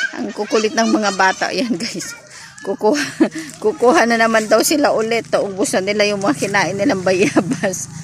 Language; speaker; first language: Filipino; non-native, local second language; Iloko